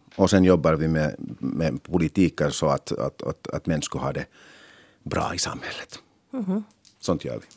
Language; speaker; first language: Swedish; non-native, local second language; Finnish